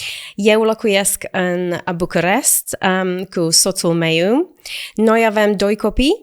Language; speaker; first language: Romanian; non-native, learner; English